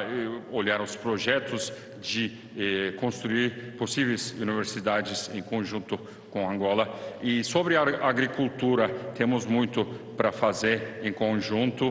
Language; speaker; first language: Portuguese; non-native, fluent; Turkish